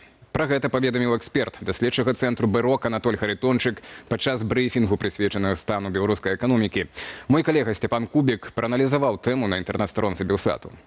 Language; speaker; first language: Belarusian; native; Belarusian